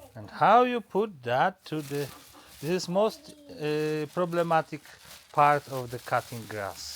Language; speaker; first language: English; non-native, learner; Polish